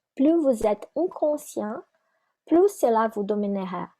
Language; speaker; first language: French; non-native, fluent; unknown